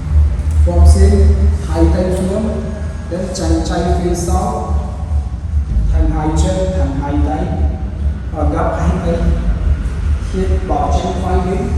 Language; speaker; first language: Vietnamese; non-native, learner; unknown